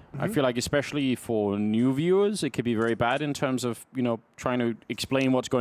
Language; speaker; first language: English; native; English